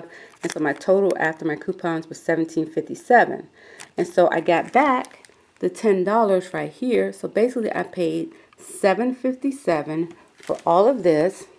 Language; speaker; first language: English; native; English